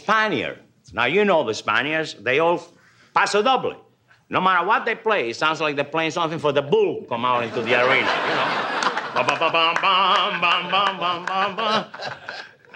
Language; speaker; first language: English; non-native, fluent; Spanish